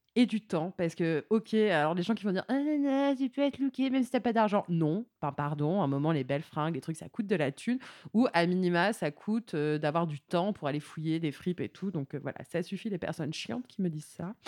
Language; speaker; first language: French; native; French